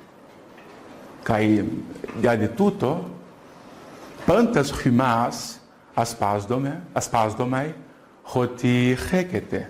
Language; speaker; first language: Greek; non-native, fluent; Portuguese